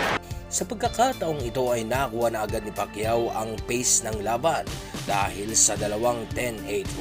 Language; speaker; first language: Filipino; non-native, local second language; Cebuano